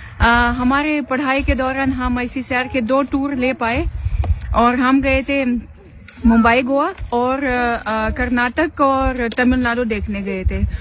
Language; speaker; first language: Hindi; non-native, fluent; Russian